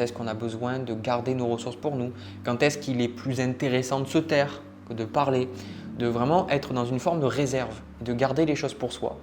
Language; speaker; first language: French; native; French